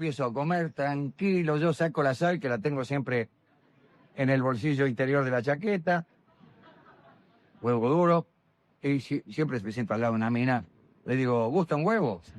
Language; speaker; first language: Spanish; native; Spanish